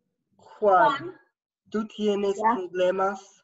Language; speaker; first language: Spanish; non-native, learner; English